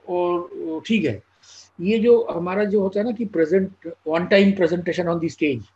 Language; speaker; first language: Hindi; non-native, local second language; Bangla